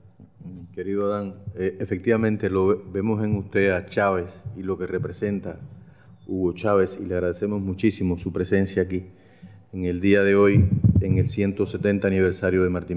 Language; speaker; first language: Spanish; native; Spanish